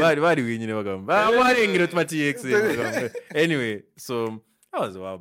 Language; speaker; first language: English; native; English